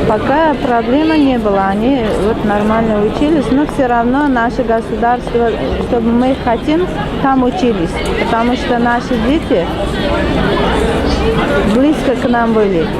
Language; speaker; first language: Russian; non-native, local second language; Uzbek